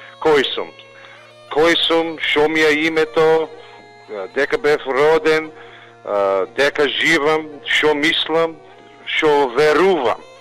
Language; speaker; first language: Macedonian; early bilingual, heritage; Macedonian